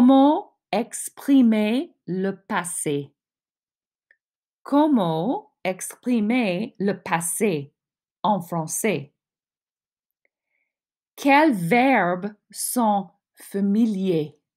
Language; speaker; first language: French; non-native, fluent; English